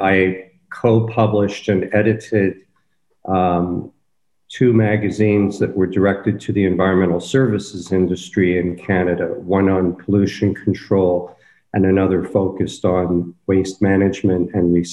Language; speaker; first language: English; native; English